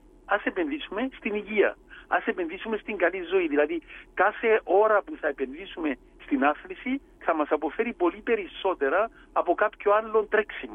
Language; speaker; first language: Greek; native; Greek